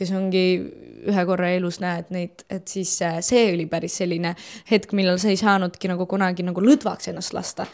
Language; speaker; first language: Estonian; non-native, local second language; Russian